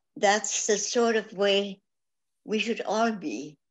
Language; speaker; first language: English; early bilingual, other home language; German